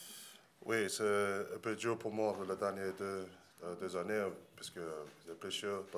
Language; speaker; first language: French; non-native, learner; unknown